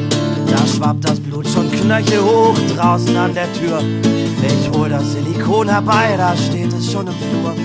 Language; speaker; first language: German; native; German